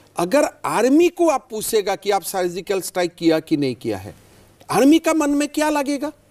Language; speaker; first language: Hindi; non-native, local second language; Assamese